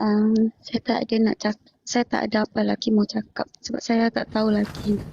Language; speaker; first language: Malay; non-native, local second language; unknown